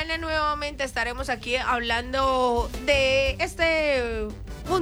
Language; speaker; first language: Spanish; native; Spanish